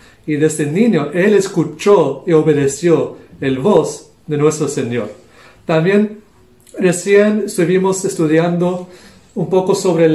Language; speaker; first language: Spanish; non-native, local second language; English